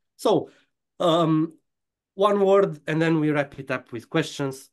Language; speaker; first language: English; non-native, fluent; Romanian